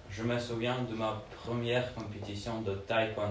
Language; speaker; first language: French; non-native, learner; Georgian